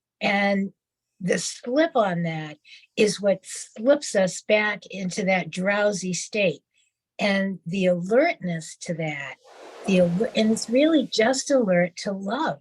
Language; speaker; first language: English; native; English